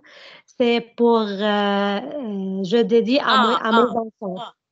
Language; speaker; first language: French; non-native, learner; Arabic